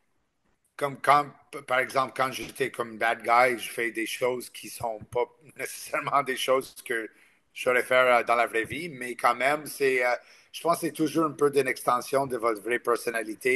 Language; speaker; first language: French; non-native, local second language; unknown